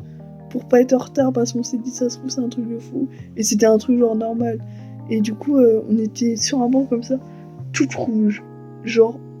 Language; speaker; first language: French; native; French